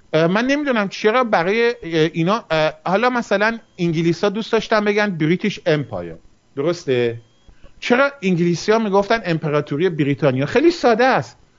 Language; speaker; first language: Persian; early bilingual, heritage; Persian